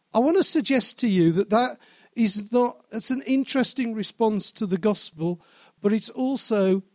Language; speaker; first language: English; native; English